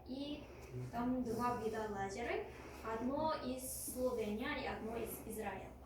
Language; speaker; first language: Russian; non-native, fluent; Korean